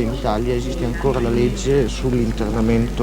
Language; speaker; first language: Italian; native; Italian